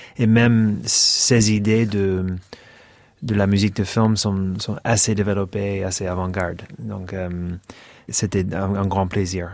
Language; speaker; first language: French; non-native, fluent; English